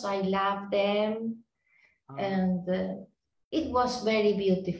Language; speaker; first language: English; non-native, learner; Spanish